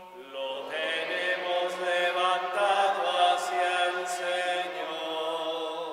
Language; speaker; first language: Spanish; native; Spanish